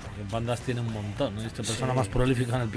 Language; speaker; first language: Spanish; native; Spanish